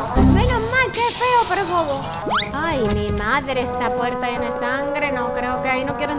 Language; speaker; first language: Spanish; native; Spanish